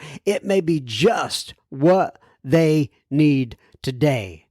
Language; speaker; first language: English; native; English